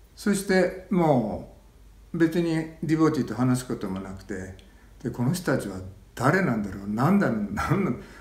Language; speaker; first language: Japanese; native; Japanese